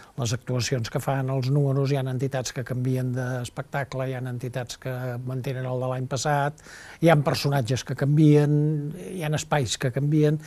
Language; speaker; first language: Catalan; native; Catalan